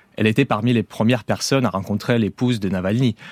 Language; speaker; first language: French; non-native, fluent; Russian